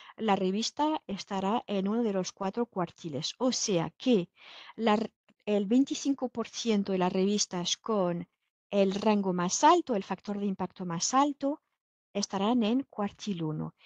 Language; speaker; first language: Spanish; non-native, fluent; French